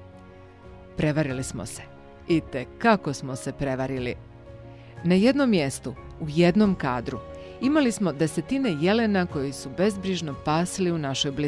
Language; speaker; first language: Bosnian; native; Bosnian